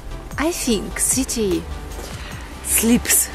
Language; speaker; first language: English; non-native, learner; Russian